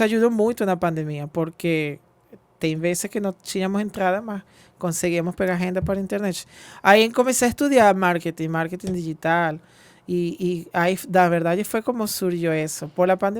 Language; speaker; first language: Portuguese; non-native, fluent; Spanish